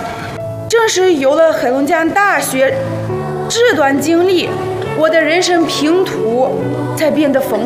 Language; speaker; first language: Chinese; non-native, fluent; Russian